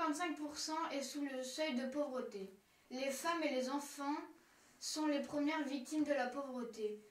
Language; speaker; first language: French; non-native, learner; German